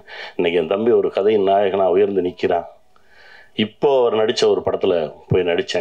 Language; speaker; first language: Tamil; native; Tamil